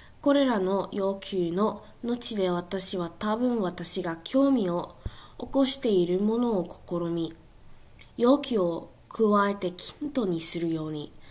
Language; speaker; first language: Japanese; non-native, learner; English